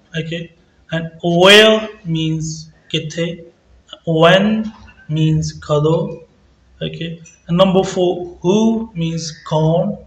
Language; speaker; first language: English; non-native, local second language; Punjabi